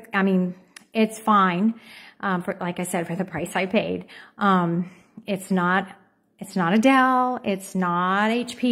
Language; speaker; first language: English; native; English